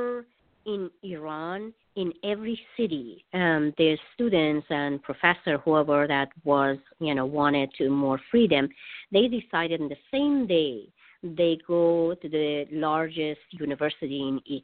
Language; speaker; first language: English; non-native, fluent; Persian